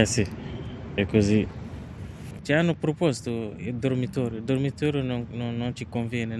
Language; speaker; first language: Italian; non-native, learner; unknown